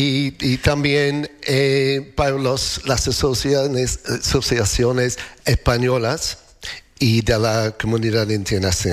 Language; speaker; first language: Spanish; non-native, learner; English